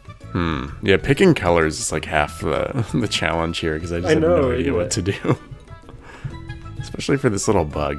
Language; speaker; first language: English; native; English